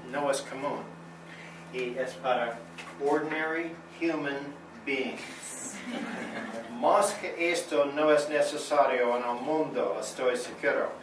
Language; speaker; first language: Spanish; non-native, learner; English